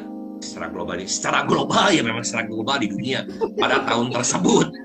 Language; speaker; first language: Indonesian; native; Indonesian